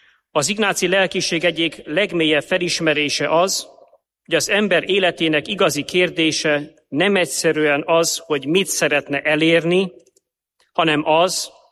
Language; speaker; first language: Hungarian; native; Hungarian